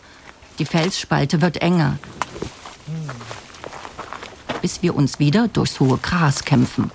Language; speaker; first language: German; native; German